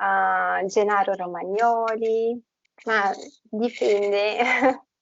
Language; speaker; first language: Italian; non-native, fluent; Portuguese